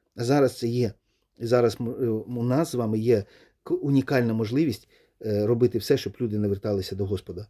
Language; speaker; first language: Ukrainian; non-native, local second language; Russian